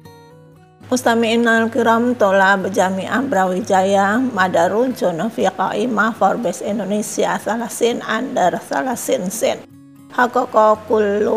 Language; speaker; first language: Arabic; non-native, learner; Indonesian